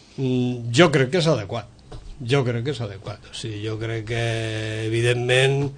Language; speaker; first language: Catalan; non-native, local second language; Spanish